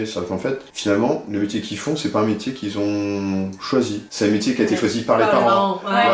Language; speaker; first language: French; native; French